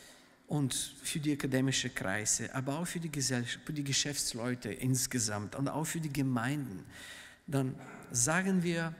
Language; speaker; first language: German; non-native, fluent; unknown